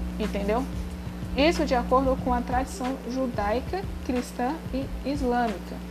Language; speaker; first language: Portuguese; native; Portuguese